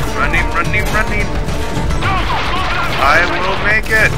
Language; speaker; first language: English; native; English